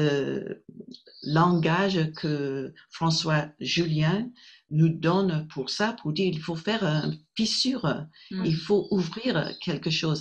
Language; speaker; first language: French; non-native, fluent; English